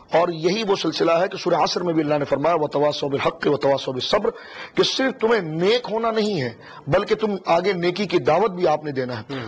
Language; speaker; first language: Urdu; native; Urdu